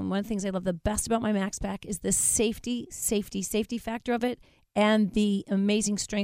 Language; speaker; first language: English; native; English